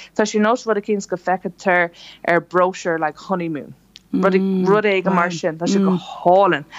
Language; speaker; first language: Irish; non-native, local second language; English